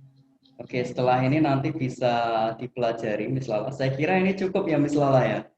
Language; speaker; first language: Indonesian; native; Indonesian